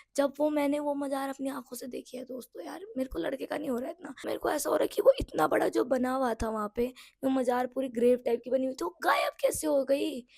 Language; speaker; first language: Hindi; non-native, local second language; Nepali